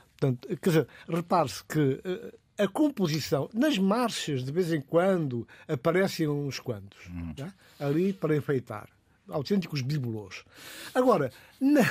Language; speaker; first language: Portuguese; non-native, local second language; Upper Guinea Crioulo